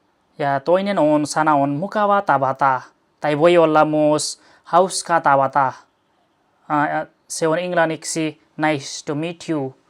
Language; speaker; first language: Finnish; non-native, learner; Nepali